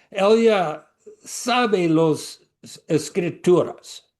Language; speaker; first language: Spanish; non-native, learner; English